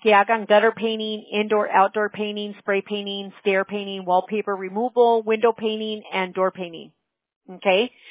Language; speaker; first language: English; early bilingual, other home language; Spanish